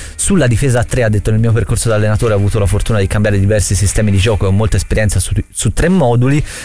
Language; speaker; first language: Italian; native; Italian